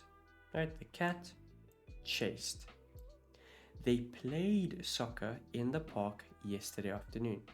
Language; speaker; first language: English; non-native, fluent; Italian